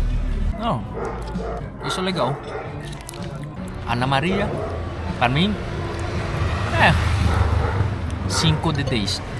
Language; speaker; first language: Portuguese; non-native, learner; Indonesian